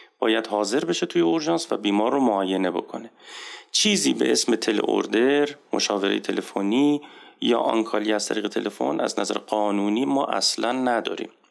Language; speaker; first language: Persian; native; Persian